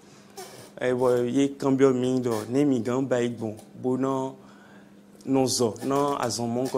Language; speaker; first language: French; non-native, local second language; Fon